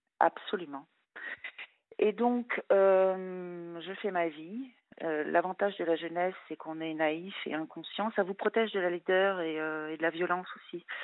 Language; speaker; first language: French; native; French